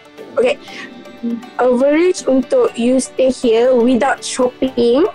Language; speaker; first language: English; non-native, local second language; Malay